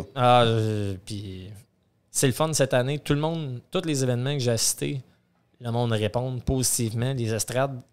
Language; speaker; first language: French; native; French